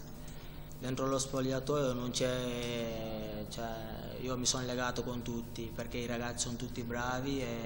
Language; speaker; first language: Italian; non-native, fluent; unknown